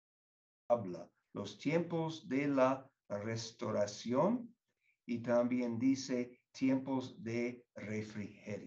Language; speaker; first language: Spanish; non-native, fluent; English